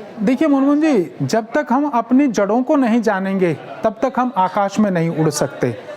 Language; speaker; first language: Hindi; native; Hindi